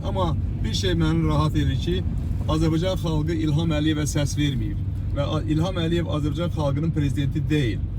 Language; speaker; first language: Azerbaijani; native; Azerbaijani